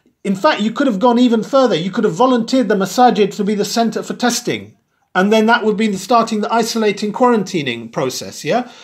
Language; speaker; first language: English; native; English